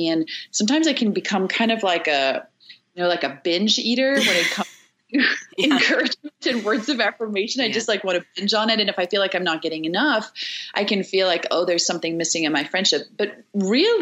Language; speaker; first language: English; native; English